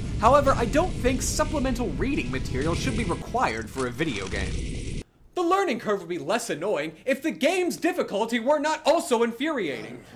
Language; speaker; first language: English; native; English